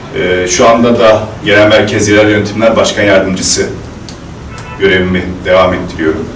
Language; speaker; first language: Turkish; native; Turkish